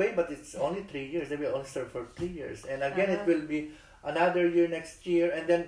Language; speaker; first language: English; non-native, local second language; Iloko